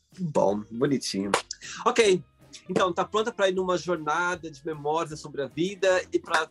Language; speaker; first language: Portuguese; native; Portuguese